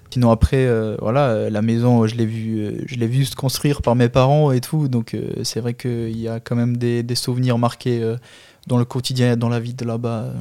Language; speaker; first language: French; non-native, fluent; Albanian